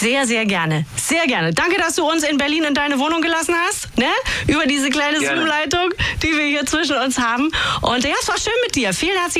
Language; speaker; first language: German; native; German